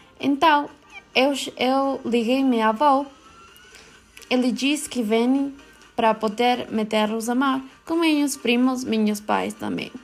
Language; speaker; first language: Portuguese; non-native, learner; Spanish